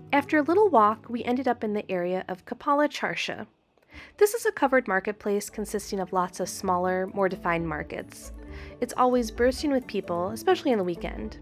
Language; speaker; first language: English; native; English